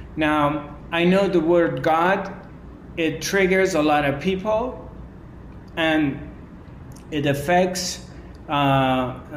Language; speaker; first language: English; non-native, fluent; Persian